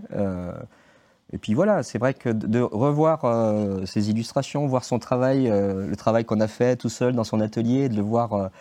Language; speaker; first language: French; native; French